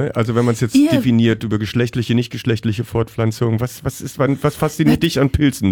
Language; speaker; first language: German; native; German